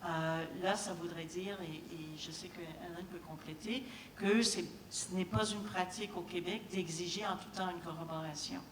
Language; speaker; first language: French; native; French